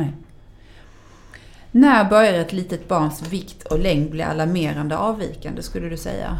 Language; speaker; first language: Swedish; native; Swedish